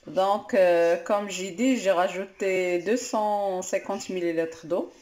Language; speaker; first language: French; non-native, local second language; Arabic